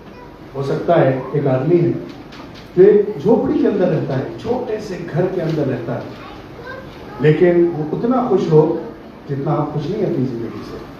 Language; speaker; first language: Urdu; native; Urdu